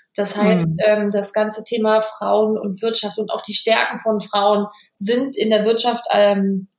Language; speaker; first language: German; native; German